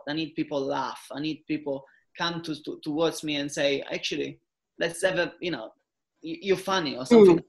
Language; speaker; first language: English; non-native, fluent; Italian